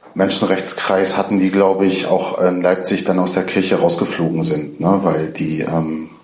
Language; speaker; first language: German; native; German